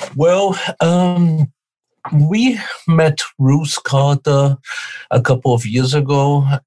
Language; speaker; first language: English; non-native, fluent; Portuguese